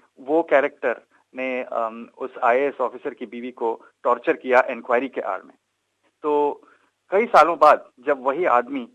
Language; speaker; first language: Hindi; non-native, local second language; Kannada